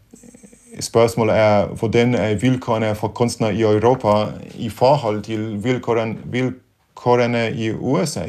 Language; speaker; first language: Danish; non-native, fluent; Polish